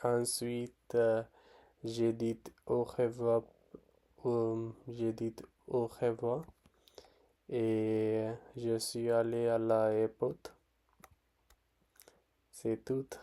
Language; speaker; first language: French; non-native, learner; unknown